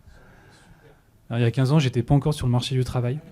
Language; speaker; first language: French; native; French